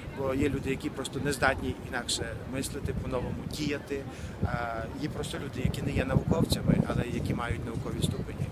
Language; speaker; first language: Ukrainian; native; Ukrainian